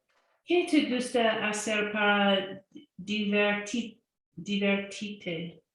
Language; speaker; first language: Spanish; non-native, learner; English